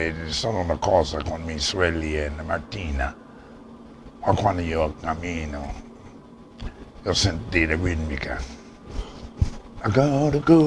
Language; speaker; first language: Italian; non-native, learner; English